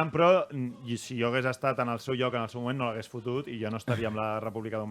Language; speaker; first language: Catalan; native; Catalan